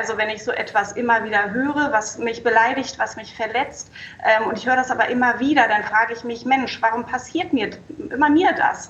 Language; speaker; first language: German; native; German